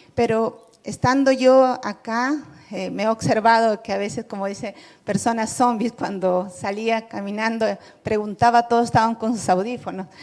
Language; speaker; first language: Spanish; native; Spanish